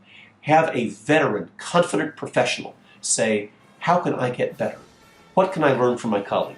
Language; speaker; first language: English; native; English